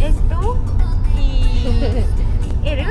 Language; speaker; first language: Spanish; non-native, learner; Japanese